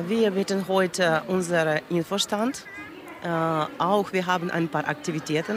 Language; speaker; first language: German; non-native, learner; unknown